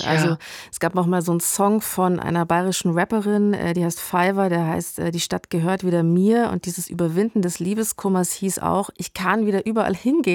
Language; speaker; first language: German; native; German